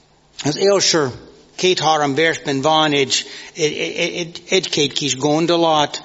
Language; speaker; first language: Hungarian; non-native, fluent; English